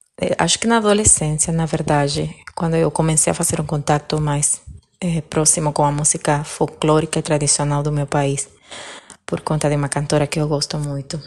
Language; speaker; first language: Portuguese; non-native, fluent; Spanish